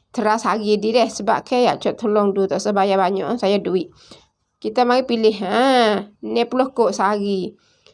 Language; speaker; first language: Malay; native; Malay